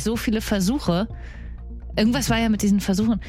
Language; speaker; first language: German; native; German